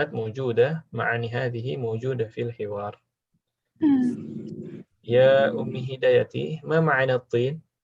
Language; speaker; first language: Arabic; non-native, fluent; Indonesian